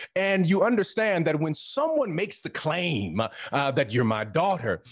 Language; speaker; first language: English; native; English